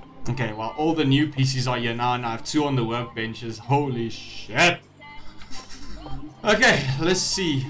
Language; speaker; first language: English; non-native, local second language; Afrikaans